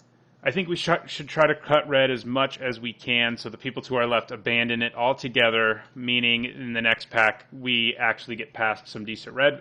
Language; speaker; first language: English; native; English